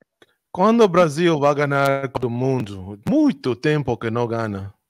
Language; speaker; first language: Portuguese; non-native, learner; English